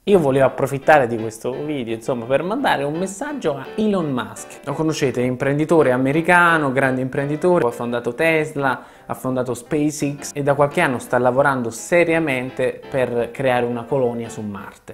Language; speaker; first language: Italian; native; Italian